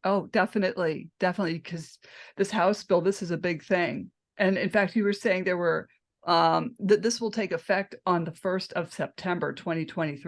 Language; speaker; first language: English; native; English